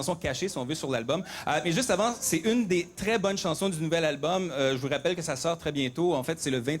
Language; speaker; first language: French; native; French